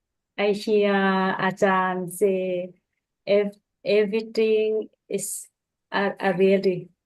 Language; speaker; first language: English; non-native, learner; Thai